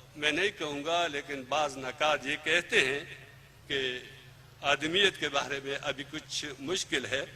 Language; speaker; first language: Urdu; non-native, local second language; Pashto